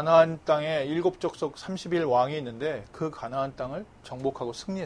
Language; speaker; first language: Korean; native; Korean